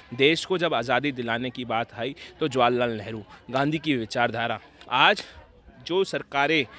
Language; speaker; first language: Hindi; native; Hindi